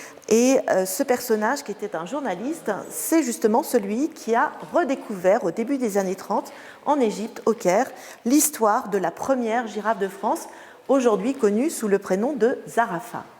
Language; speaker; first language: French; native; French